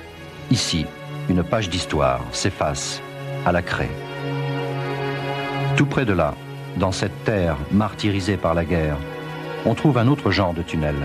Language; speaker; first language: French; native; French